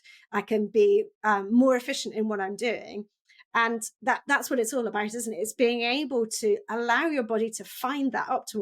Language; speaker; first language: English; native; English